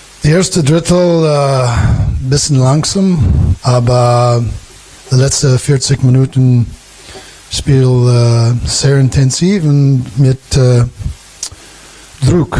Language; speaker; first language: German; non-native, learner; English